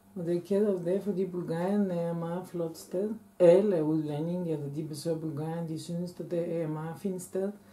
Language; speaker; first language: Danish; non-native, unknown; Bulgarian